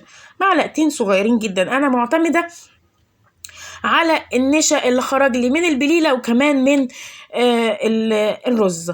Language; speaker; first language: Arabic; native; Arabic